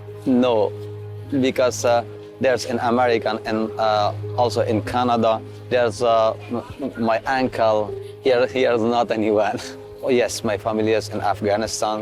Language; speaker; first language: English; non-native, learner; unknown